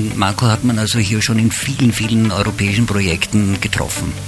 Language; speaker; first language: German; native; German